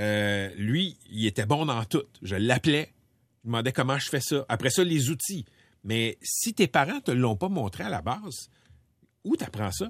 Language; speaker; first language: French; native; French